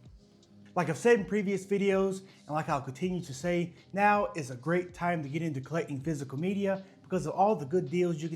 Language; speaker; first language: English; native; English